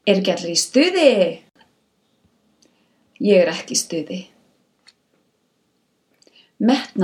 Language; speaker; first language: Icelandic; non-native, learner; English